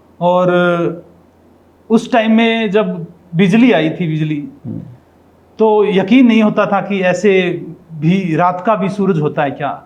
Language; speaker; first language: Hindi; non-native, local second language; Rajasthani